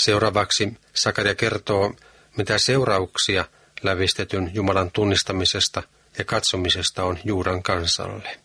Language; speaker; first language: Finnish; native; Finnish